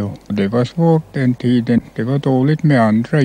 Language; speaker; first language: Swedish; non-native, local second language; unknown